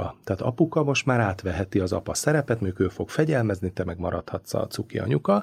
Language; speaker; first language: Hungarian; native; Hungarian